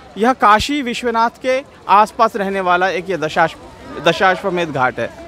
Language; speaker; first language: Hindi; non-native, local second language; Marathi